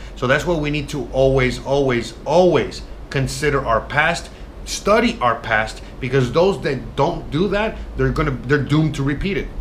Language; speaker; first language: English; native; English